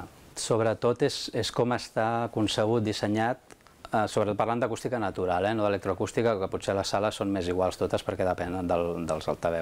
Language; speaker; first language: Catalan; native; Catalan